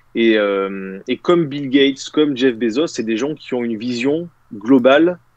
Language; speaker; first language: French; native; French